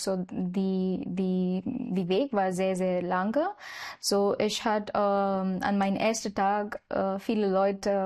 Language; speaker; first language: German; non-native, learner; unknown